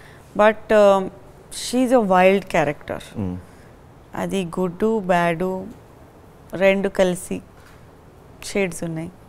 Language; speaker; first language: Telugu; non-native, fluent; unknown